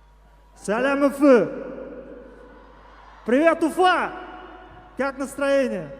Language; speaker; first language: Russian; non-native, local second language; Bashkir